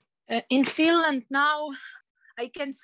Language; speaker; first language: English; non-native, learner; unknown